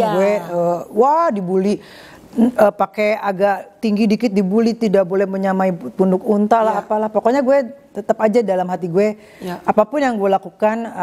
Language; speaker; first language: Indonesian; native; Indonesian